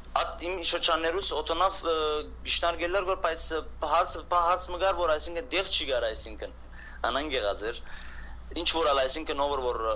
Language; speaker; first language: Armenian; native; Armenian